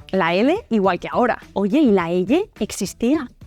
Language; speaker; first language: Spanish; native; Spanish